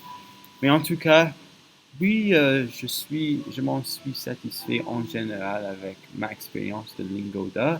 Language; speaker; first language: French; non-native, fluent; English